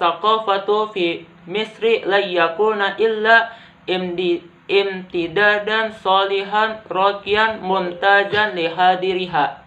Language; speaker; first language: Arabic; non-native, learner; Indonesian